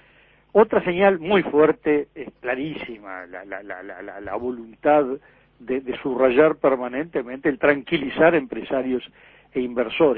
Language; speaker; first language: Spanish; native; Spanish